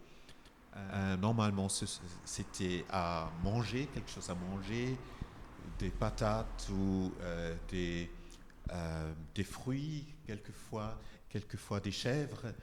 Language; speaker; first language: French; non-native, fluent; Igbo